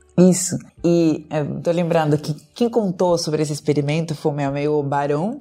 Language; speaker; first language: Portuguese; non-native, fluent; Spanish